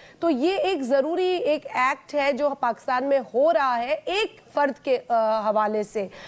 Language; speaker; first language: Urdu; non-native, local second language; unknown